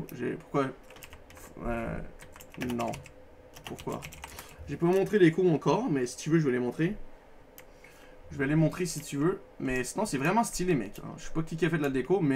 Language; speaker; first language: French; native; French